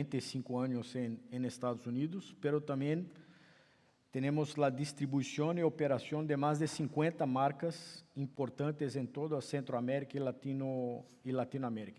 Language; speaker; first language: Spanish; non-native, fluent; Portuguese